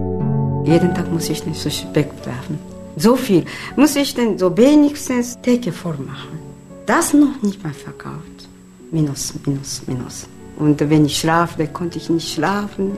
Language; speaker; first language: German; non-native, learner; Japanese